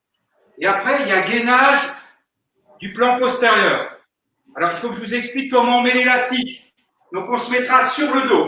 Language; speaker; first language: French; native; French